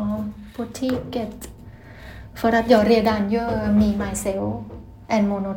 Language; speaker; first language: Swedish; non-native, learner; Thai